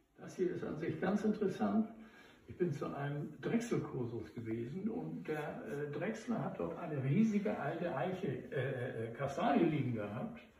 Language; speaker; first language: German; native; German